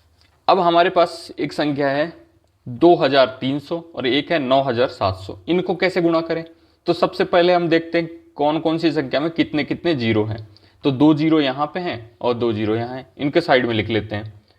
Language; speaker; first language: Hindi; native; Hindi